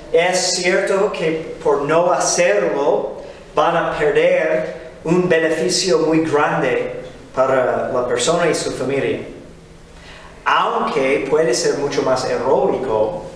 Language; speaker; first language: Spanish; non-native, fluent; English